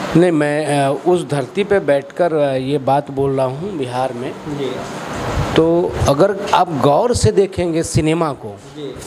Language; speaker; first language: Hindi; non-native, local second language; Bhojpuri